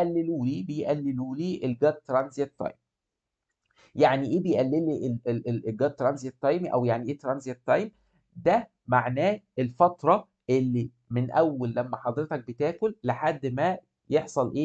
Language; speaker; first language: Arabic; native; Arabic